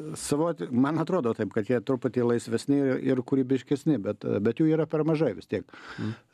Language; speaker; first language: Lithuanian; native; Lithuanian